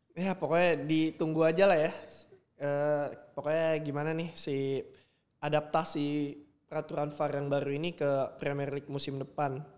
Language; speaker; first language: Indonesian; native; Indonesian